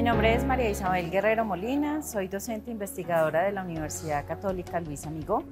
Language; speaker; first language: Spanish; native; Spanish